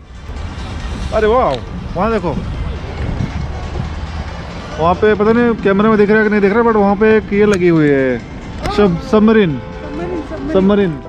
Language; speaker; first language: Hindi; non-native, local second language; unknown